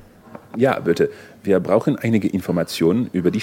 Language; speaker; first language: German; non-native, fluent; English